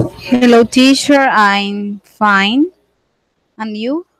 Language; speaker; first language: English; non-native, learner; Spanish